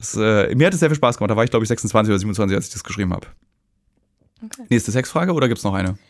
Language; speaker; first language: German; native; German